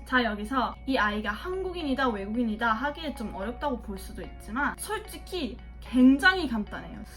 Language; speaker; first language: Korean; early bilingual, heritage; Korean